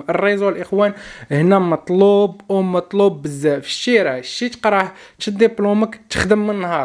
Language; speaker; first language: Arabic; native; Arabic